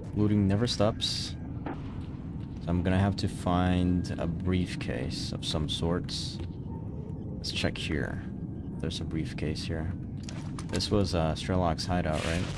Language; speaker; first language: English; non-native, local second language; Filipino